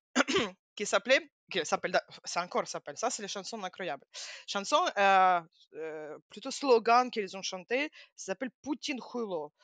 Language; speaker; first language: French; non-native, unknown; Russian